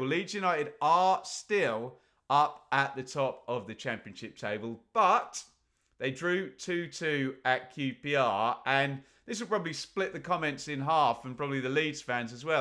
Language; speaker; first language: English; native; English